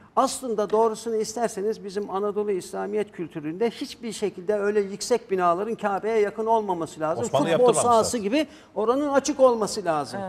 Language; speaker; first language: Turkish; native; Turkish